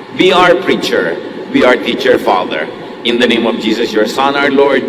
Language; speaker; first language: English; non-native, local second language; Filipino